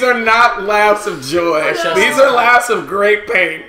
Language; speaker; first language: English; native; English